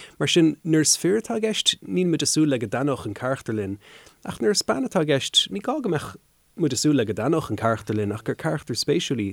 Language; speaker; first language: Irish; native; Irish